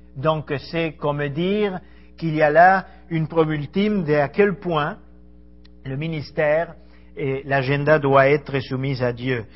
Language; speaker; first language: French; non-native, fluent; Spanish